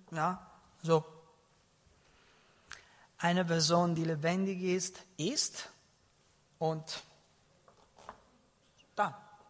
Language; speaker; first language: German; non-native, learner; Italian